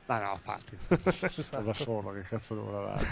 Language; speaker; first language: Italian; native; Italian